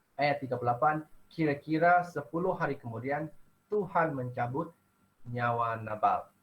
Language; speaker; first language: Malay; non-native, local second language; Iban